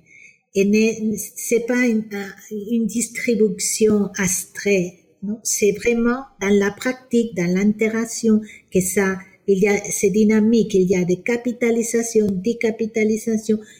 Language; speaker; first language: French; non-native, fluent; Spanish